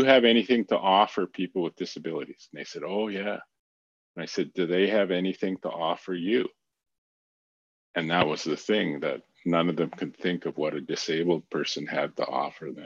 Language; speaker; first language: English; native; English